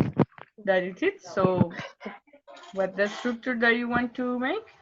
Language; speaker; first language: English; non-native, learner; Spanish